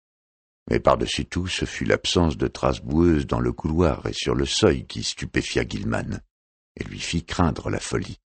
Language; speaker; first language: French; native; French